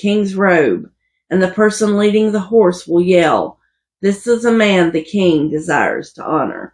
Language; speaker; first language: English; native; English